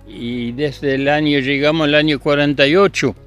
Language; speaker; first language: Spanish; early bilingual, other home language; German